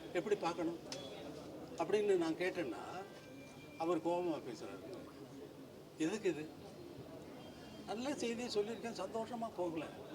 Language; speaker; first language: Tamil; native; Tamil